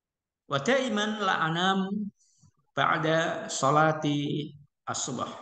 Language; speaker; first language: Arabic; non-native, fluent; Indonesian